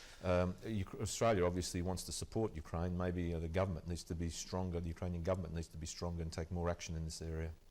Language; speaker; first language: English; early bilingual, other home language; Ukrainian